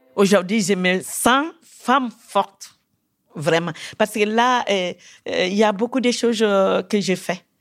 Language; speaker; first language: French; non-native, local second language; Bambara